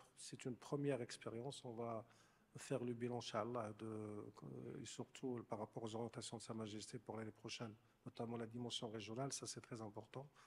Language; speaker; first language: French; non-native, local second language; Arabic